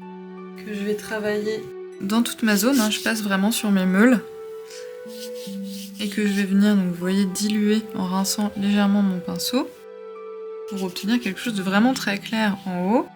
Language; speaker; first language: French; native; French